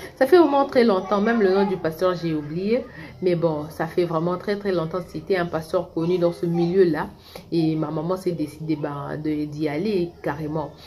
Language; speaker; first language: French; non-native, local second language; Lingala